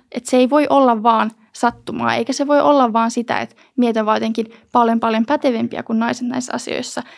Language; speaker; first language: Finnish; native; Finnish